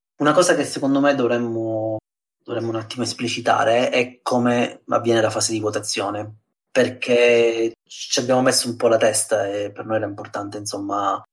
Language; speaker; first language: Italian; native; Italian